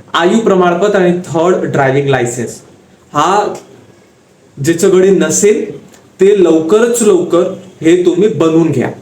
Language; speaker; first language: Marathi; non-native, local second language; Hindi